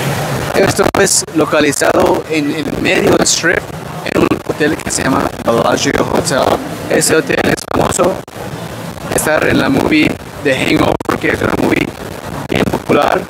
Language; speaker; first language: Spanish; early bilingual, other home language; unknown